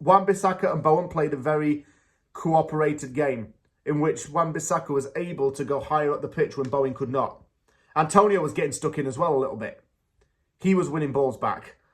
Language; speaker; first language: English; native; English